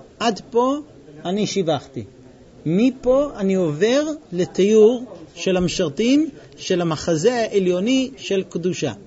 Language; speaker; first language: Hebrew; non-native, fluent; English